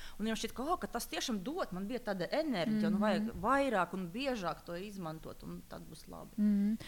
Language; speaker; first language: Latvian; non-native, local second language; Russian